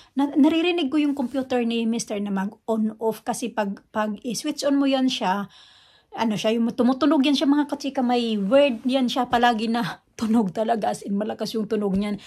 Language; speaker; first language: Filipino; non-native, local second language; Cebuano